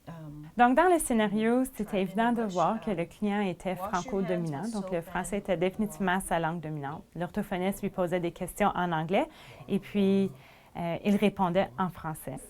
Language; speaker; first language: French; native; French